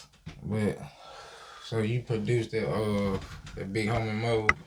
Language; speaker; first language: English; native; English